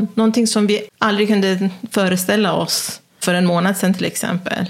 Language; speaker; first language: Swedish; non-native, fluent; Persian